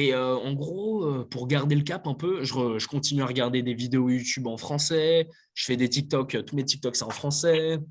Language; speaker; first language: French; native; French